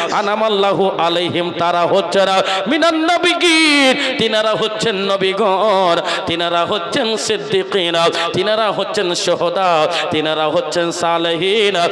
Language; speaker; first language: Bangla; non-native, local second language; Urdu